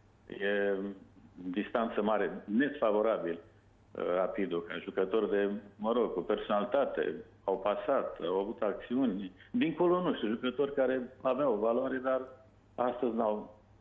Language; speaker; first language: Romanian; native; Romanian